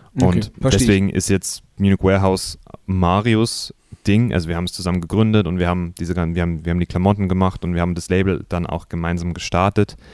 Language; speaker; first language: German; native; German